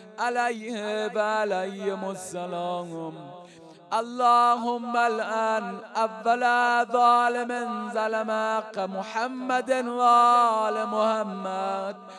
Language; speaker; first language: Arabic; non-native, fluent; Persian